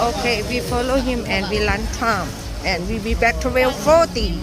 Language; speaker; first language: English; non-native, learner; Thai